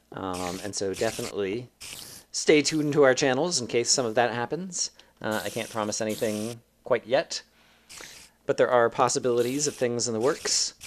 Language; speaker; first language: English; native; English